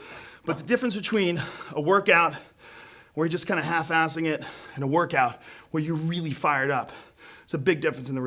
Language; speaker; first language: English; native; English